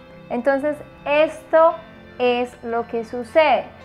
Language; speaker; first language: Spanish; native; Spanish